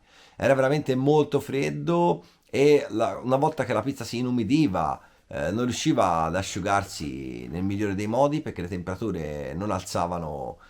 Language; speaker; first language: Italian; native; Italian